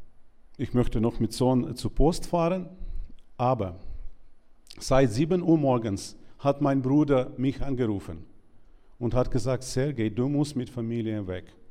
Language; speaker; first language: German; non-native, learner; Ukrainian